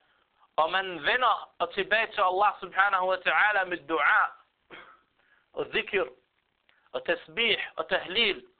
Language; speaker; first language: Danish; non-native, fluent; Arabic